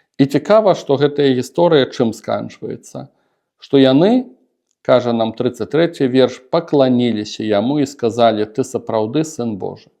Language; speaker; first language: Belarusian; native; Belarusian